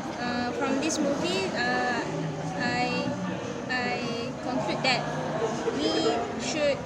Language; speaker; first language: English; non-native, learner; Malay